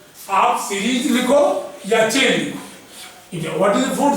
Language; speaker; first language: English; non-native, local second language; Hindi